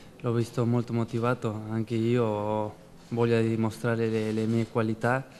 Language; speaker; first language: Italian; non-native, fluent; Spanish